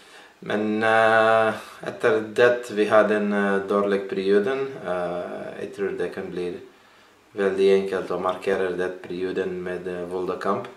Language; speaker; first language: Norwegian; non-native, learner; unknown